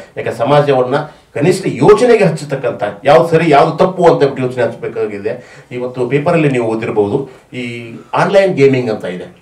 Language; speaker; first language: Kannada; native; Kannada